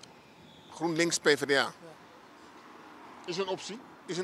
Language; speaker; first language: Dutch; native; Dutch